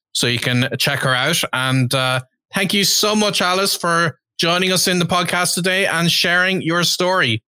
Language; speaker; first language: English; native; English